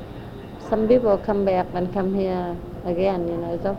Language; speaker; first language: English; non-native, learner; Vietnamese